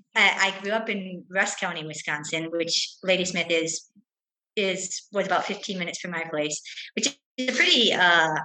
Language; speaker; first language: English; native; English